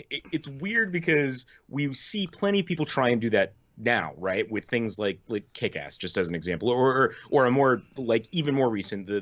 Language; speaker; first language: English; native; English